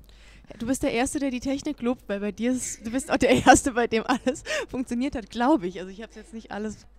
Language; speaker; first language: German; native; German